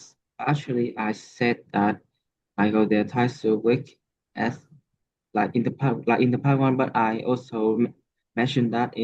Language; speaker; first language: English; non-native, learner; Vietnamese